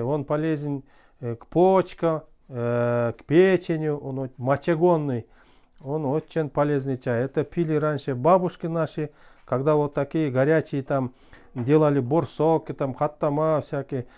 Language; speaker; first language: Russian; non-native, local second language; Kyrgyz